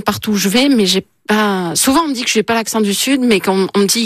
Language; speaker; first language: French; native; French